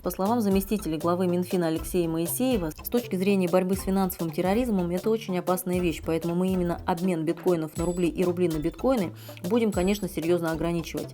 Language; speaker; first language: Russian; native; Russian